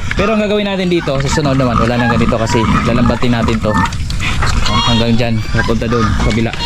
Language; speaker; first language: Filipino; native; Filipino